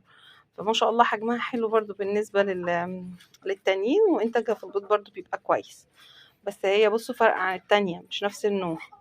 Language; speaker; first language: Arabic; native; Arabic